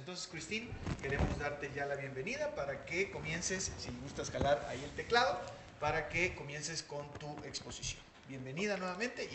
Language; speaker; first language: Spanish; native; Spanish